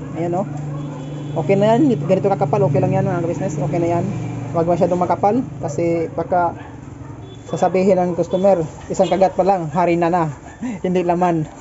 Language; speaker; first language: Filipino; non-native, local second language; Cebuano